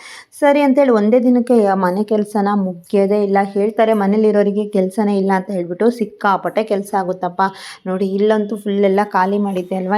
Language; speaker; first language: Kannada; native; Kannada